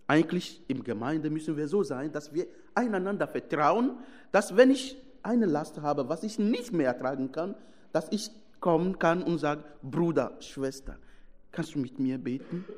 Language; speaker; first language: German; non-native, fluent; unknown